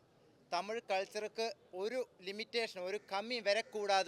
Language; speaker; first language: Tamil; non-native, learner; Malayalam